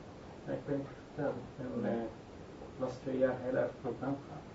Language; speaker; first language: Dutch; non-native, learner; Turkish